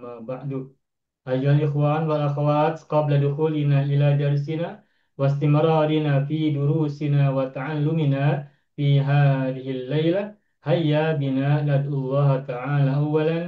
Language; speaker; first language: Arabic; non-native, fluent; Indonesian